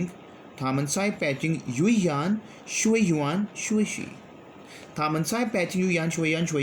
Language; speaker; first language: Chinese; non-native, learner; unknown